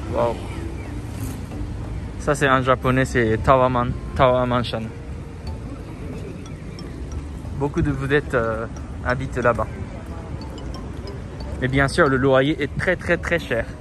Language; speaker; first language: French; non-native, fluent; Japanese